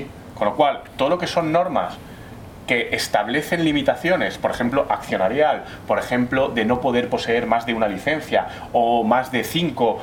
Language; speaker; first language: Spanish; native; Spanish